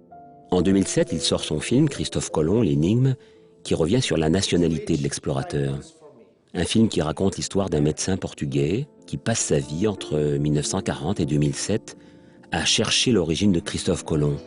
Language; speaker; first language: French; native; French